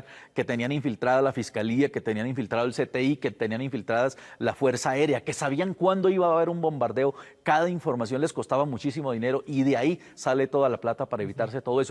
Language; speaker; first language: Spanish; native; Spanish